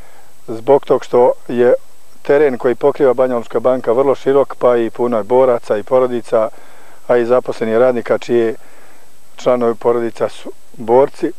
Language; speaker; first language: Croatian; native; Croatian